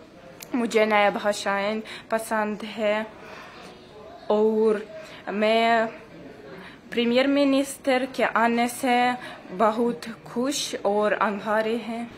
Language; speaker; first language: Hindi; non-native, learner; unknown